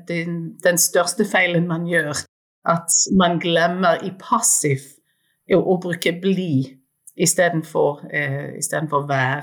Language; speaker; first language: Norwegian; non-native, fluent; English